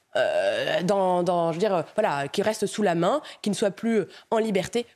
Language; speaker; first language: French; native; French